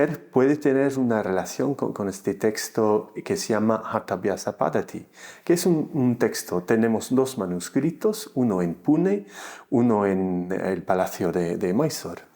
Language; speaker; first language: Spanish; non-native, fluent; English